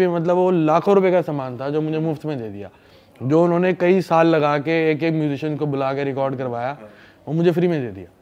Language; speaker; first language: Hindi; native; Hindi